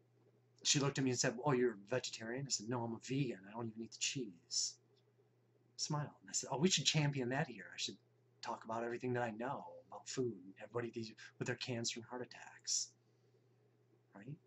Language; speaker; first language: English; native; English